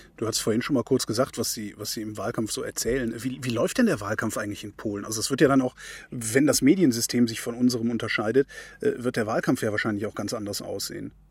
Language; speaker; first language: German; native; German